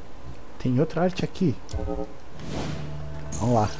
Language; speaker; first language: Portuguese; native; Portuguese